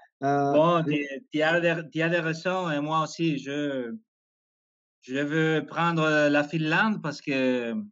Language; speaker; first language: French; non-native, fluent; Spanish